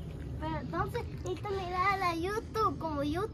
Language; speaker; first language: Spanish; early bilingual, heritage; Spanish